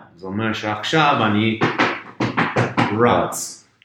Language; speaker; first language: Hebrew; non-native, fluent; English